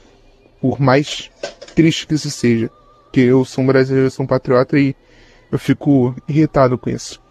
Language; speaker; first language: Portuguese; native; Portuguese